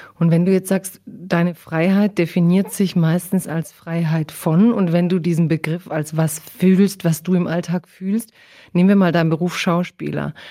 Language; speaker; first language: German; early bilingual, other home language; Croatian